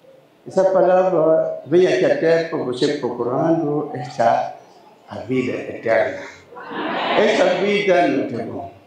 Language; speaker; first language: Portuguese; non-native, learner; Lingala